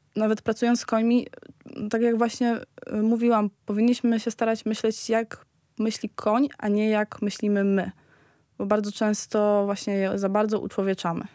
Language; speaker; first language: Polish; native; Polish